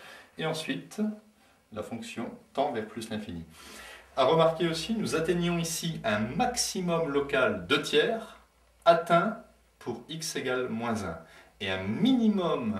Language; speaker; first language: French; native; French